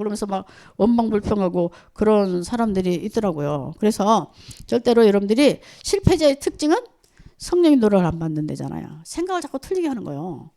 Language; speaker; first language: Korean; native; Korean